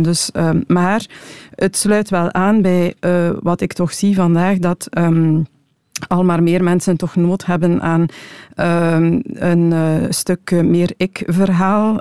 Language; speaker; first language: Dutch; native; Dutch